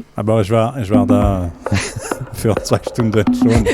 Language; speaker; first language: German; non-native, learner; French